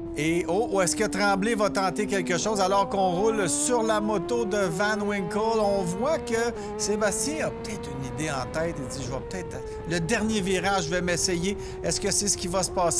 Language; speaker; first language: French; native; French